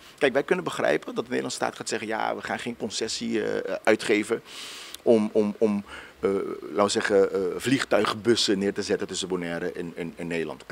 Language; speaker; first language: Dutch; non-native, local second language; Papiamento